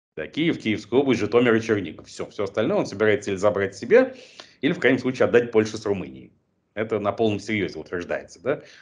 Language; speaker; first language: Russian; native; Russian